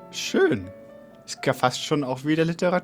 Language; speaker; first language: German; native; German